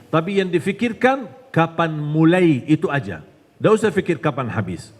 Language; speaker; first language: Indonesian; non-native, fluent; Arabic